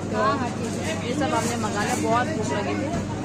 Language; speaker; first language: Hindi; native; Hindi